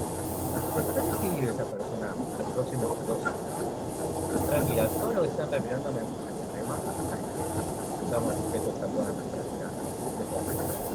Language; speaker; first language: Spanish; native; Spanish